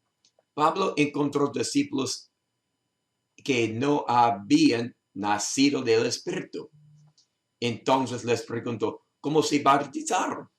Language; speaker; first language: Spanish; non-native, learner; English